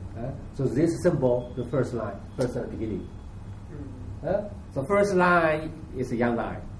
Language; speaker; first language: English; non-native, learner; Chinese